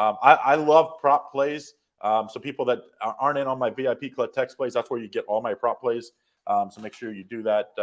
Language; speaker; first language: English; native; English